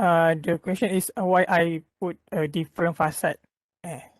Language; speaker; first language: English; non-native, local second language; Malay